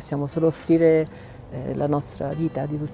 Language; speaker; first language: Italian; native; Italian